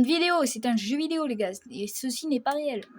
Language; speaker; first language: French; native; French